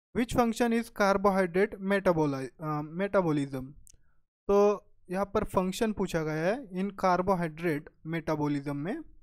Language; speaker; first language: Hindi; non-native, local second language; Marathi